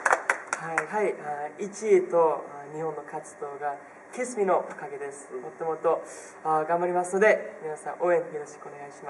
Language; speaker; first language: Japanese; non-native, fluent; Korean